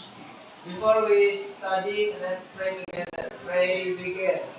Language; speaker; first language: English; non-native, learner; Indonesian